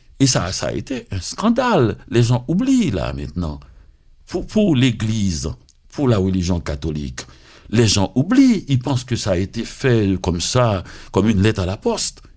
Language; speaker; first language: French; non-native, local second language; Haitian Creole